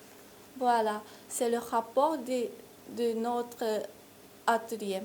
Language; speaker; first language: French; non-native, fluent; Japanese